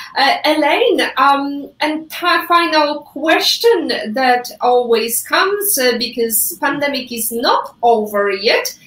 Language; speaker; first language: English; non-native, fluent; Polish